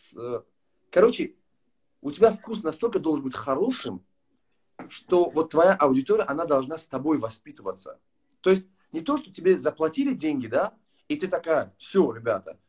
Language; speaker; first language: Russian; non-native, local second language; Tajik